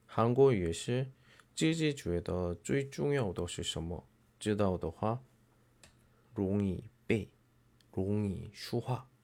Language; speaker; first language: Chinese; non-native, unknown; Korean